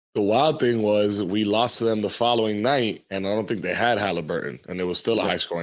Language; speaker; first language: English; native; English